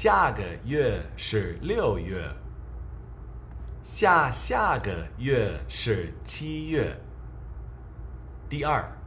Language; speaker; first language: Chinese; non-native, fluent; English